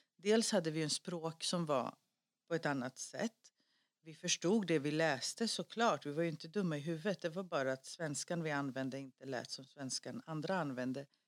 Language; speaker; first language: Swedish; early bilingual, other home language; Greek